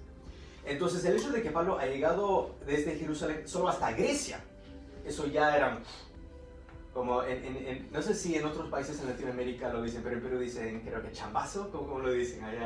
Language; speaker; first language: Spanish; early bilingual, heritage; Spanish